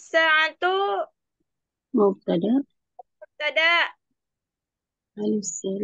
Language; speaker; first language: Arabic; non-native, learner; Malay